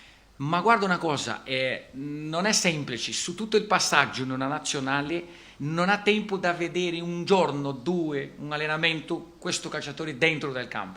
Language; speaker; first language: Italian; non-native, fluent; Portuguese